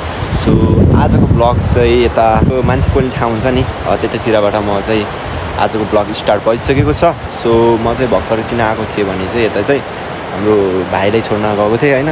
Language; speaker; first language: Nepali; native; Nepali